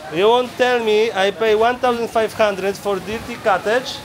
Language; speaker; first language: English; non-native, learner; Polish